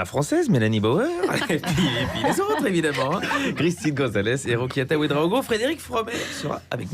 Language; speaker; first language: French; native; French